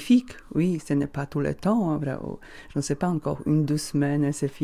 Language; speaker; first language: French; non-native, learner; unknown